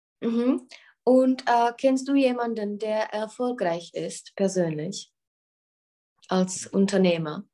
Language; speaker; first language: German; non-native, learner; Czech